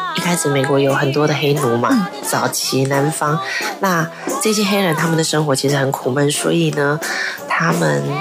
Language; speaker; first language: Chinese; non-native, local second language; Hakka Chinese